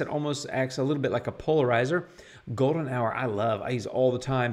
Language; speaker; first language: English; native; English